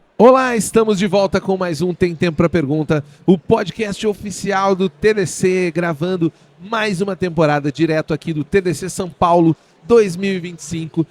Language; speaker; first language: Portuguese; native; Portuguese